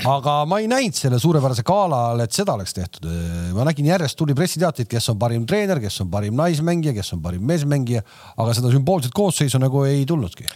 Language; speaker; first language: Estonian; native; Estonian